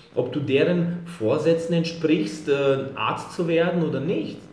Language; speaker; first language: German; early bilingual, other home language; Serbian